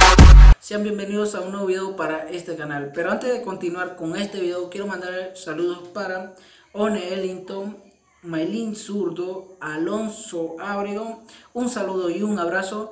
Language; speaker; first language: Spanish; non-native, local second language; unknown